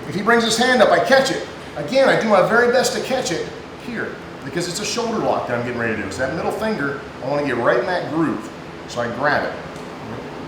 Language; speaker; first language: English; native; English